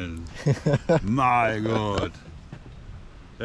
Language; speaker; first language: English; non-native, learner; German